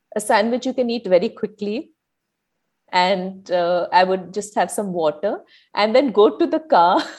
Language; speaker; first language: English; non-native, local second language; Malayalam